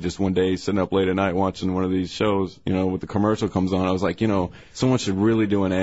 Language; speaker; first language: English; native; English